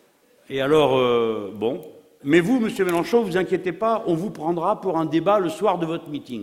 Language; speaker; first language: French; native; French